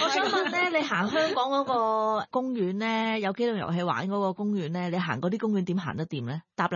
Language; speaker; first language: Cantonese; native; Cantonese